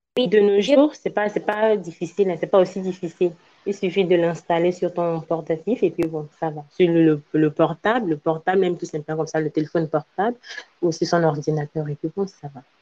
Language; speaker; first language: French; non-native, local second language; Ewe